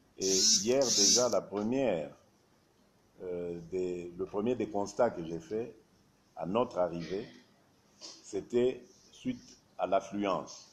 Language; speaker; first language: French; non-native, local second language; Luba-Lulua